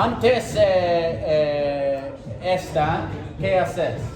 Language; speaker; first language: Spanish; non-native, learner; English